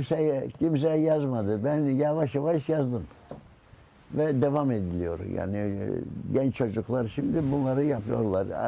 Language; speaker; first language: Turkish; non-native, local second language; Greek